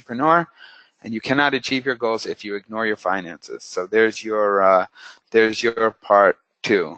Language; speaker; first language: English; native; English